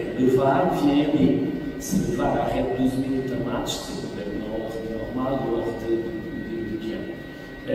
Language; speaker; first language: French; non-native, fluent; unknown